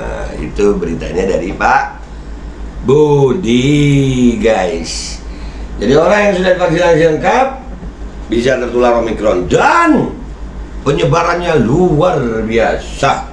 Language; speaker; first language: Indonesian; native; Indonesian